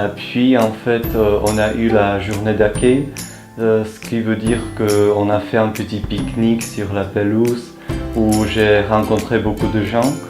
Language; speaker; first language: French; non-native, fluent; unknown